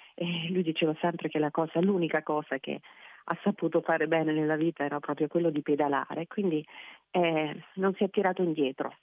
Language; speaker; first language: Italian; native; Italian